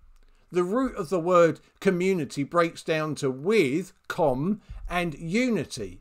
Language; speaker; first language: English; native; English